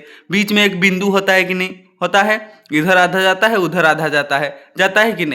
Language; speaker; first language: Hindi; native; Hindi